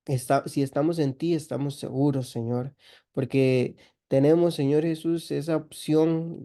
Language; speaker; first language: Spanish; native; Spanish